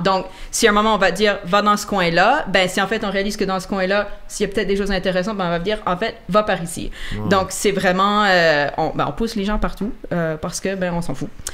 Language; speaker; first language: French; native; French